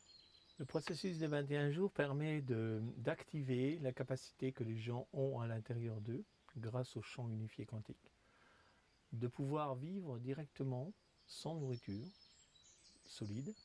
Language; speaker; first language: French; native; French